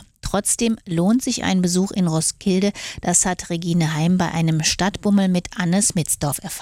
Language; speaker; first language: German; native; German